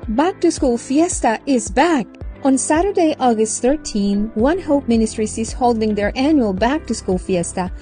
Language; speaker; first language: English; native; English